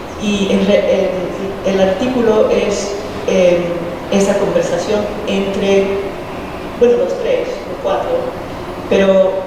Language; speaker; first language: Spanish; early bilingual, heritage; Spanish